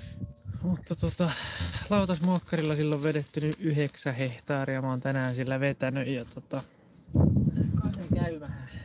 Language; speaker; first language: Finnish; native; Finnish